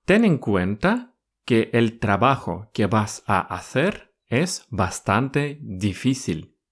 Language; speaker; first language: Spanish; non-native, fluent; Russian